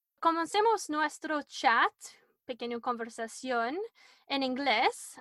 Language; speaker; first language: Spanish; non-native, learner; English